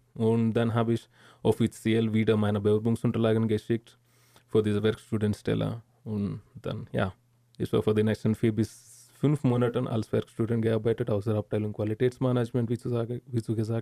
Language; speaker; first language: German; non-native, learner; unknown